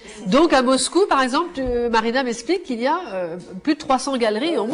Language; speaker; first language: French; native; French